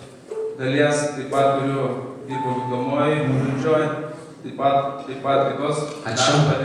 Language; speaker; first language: Lithuanian; native; Lithuanian